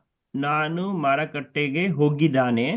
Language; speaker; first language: Kannada; non-native, learner; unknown